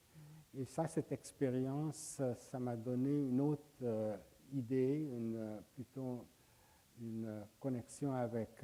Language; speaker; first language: French; non-native, fluent; Hungarian